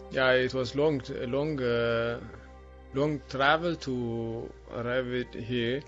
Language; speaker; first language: English; non-native, learner; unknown